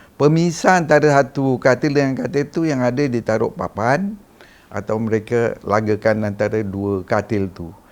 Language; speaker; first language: Malay; early bilingual, other home language; Madurese